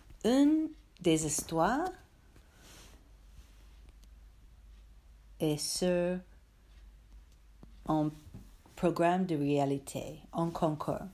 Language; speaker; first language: French; non-native, learner; English